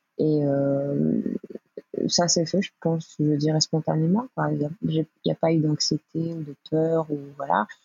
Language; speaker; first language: French; native; French